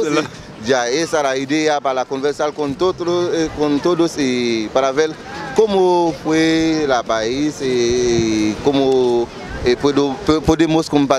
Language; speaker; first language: Spanish; non-native, learner; Haitian Creole